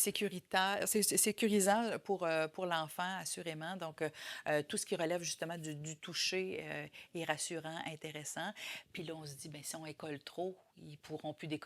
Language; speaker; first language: French; native; French